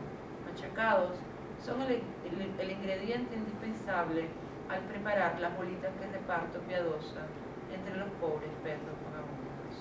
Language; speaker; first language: Spanish; native; Spanish